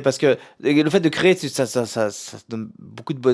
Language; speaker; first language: French; native; French